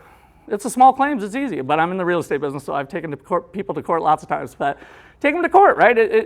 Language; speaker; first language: English; native; English